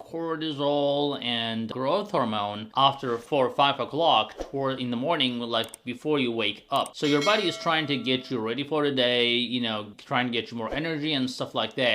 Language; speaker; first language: English; non-native, fluent; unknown